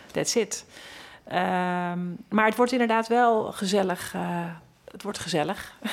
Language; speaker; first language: Dutch; native; Dutch